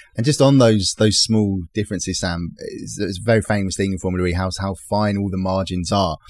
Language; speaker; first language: English; native; English